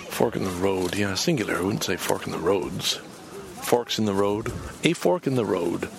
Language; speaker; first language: English; native; English